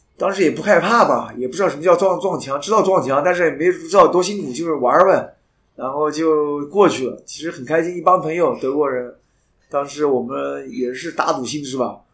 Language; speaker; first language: Chinese; native; Chinese